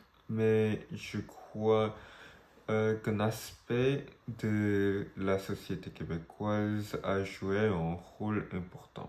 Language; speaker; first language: French; non-native, learner; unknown